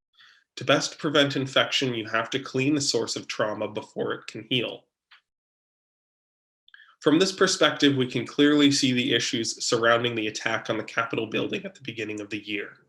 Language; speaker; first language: English; native; English